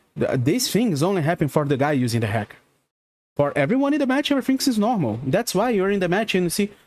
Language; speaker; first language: English; non-native, fluent; Portuguese